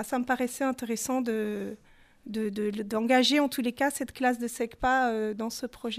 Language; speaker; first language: French; native; French